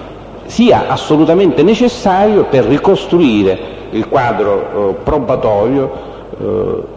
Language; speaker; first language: Italian; native; Italian